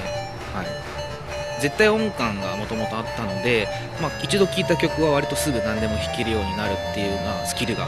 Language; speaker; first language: Japanese; native; Japanese